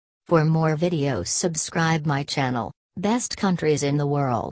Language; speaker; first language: English; non-native, local second language; Urdu